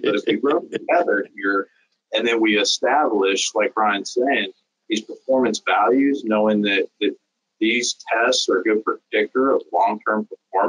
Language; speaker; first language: English; native; English